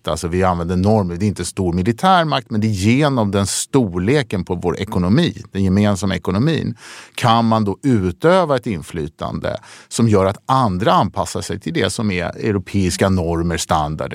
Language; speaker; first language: Swedish; native; Swedish